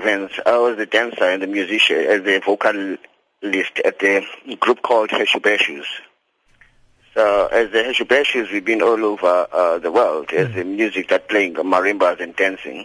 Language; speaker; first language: English; non-native, local second language; Xhosa